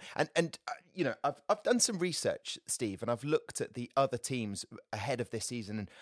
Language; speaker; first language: English; native; English